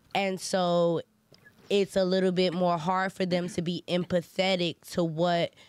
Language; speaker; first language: English; native; English